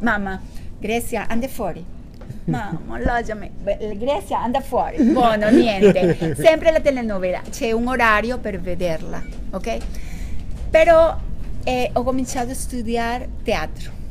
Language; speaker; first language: Italian; non-native, learner; Spanish